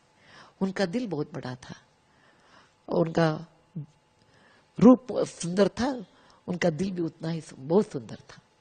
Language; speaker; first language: Hindi; non-native, local second language; Kannada